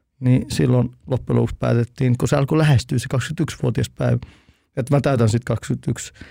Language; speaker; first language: Finnish; early bilingual, heritage; Finnish